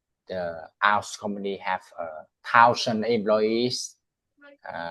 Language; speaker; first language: English; non-native, learner; Vietnamese